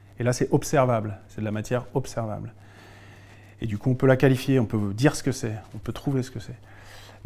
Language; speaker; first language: French; native; French